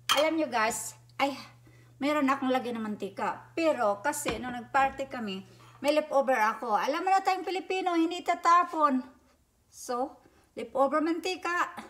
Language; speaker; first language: Filipino; non-native, local second language; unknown